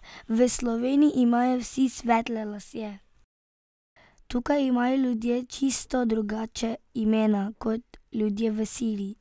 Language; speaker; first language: Slovenian; non-native, learner; Arabic